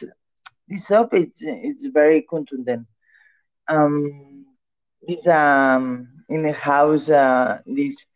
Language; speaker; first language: English; non-native, learner; Catalan